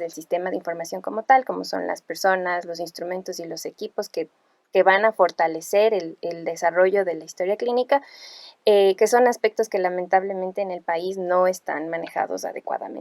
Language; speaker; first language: Spanish; native; Spanish